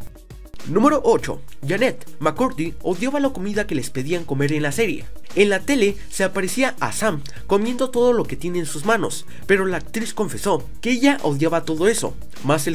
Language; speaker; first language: Spanish; native; Spanish